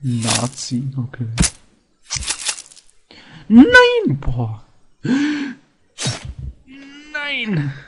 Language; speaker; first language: German; native; German